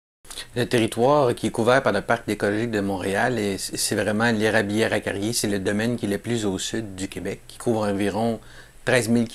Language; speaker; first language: French; native; French